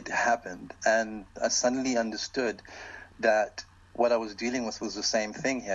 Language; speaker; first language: English; non-native, local second language; Xhosa